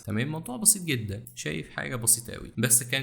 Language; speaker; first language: Arabic; native; Arabic